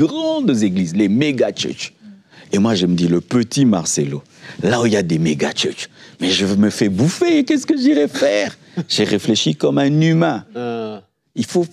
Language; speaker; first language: French; non-native, local second language; Lingala